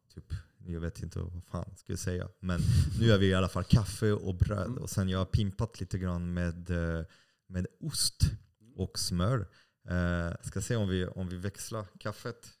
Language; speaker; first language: Swedish; non-native, fluent; French